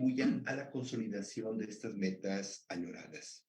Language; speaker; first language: Spanish; native; Spanish